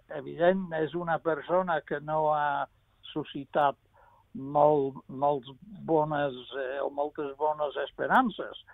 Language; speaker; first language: Catalan; non-native, fluent; English